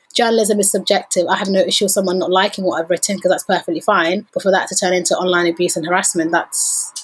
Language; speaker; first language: English; early bilingual, other home language; Danish